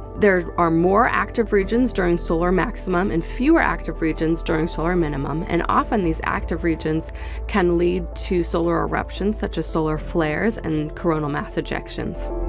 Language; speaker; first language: English; native; English